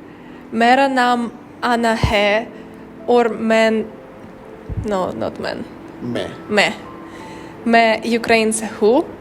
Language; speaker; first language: Hindi; non-native, learner; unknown